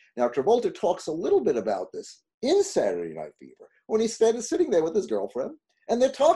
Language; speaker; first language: English; native; English